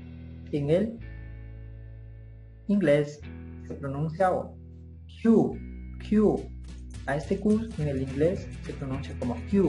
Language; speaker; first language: Spanish; non-native, local second language; Quechua